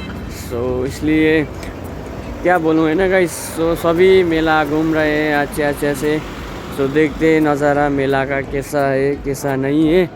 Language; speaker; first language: Hindi; non-native, local second language; Nepali